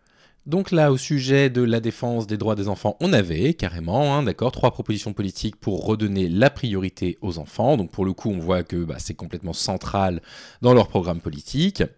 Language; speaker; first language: French; native; French